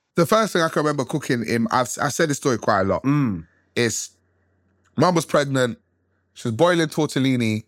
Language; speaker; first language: English; early bilingual, other home language; Krio